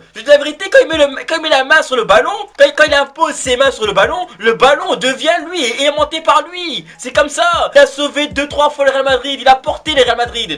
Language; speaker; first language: French; native; French